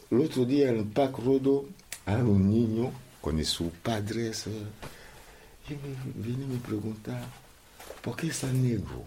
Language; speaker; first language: Spanish; non-native, learner; Lingala